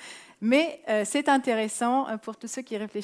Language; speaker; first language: French; native; French